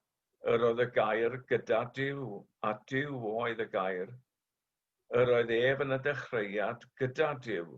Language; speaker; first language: Welsh; native; Welsh